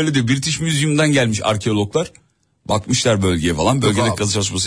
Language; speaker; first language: Turkish; native; Turkish